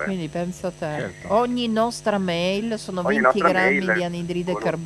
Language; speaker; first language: Italian; native; Italian